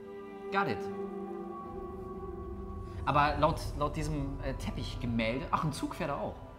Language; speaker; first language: German; native; German